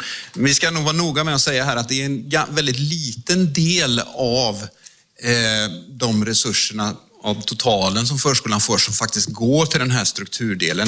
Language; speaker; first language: Swedish; native; Swedish